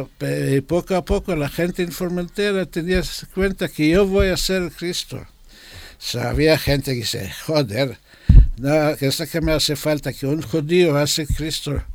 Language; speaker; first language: Spanish; non-native, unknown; Hebrew